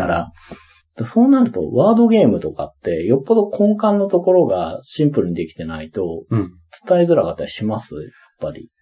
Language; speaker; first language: Japanese; native; Japanese